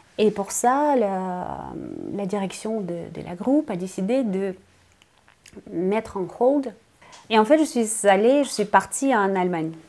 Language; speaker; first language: French; non-native, fluent; Russian